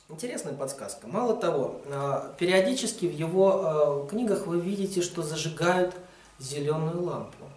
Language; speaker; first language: Russian; native; Russian